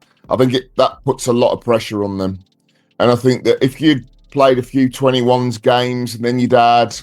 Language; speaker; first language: English; native; English